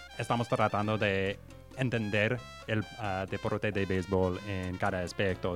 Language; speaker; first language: Spanish; non-native, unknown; English